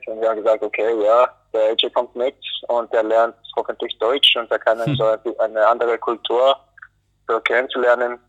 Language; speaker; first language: German; non-native, fluent; English